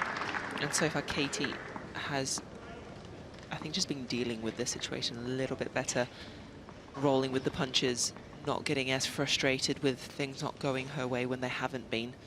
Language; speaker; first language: English; native; English